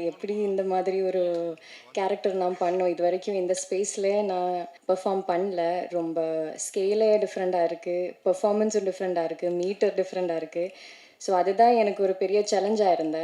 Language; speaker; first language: Tamil; non-native, learner; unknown